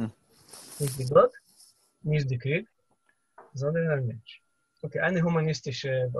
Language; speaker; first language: German; non-native, fluent; Russian